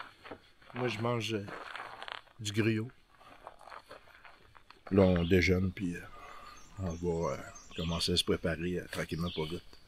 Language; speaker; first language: French; native; French